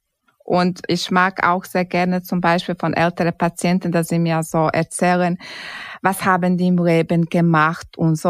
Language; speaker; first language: German; non-native, fluent; Croatian